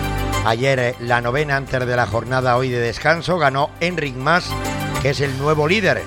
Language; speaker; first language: Spanish; native; Spanish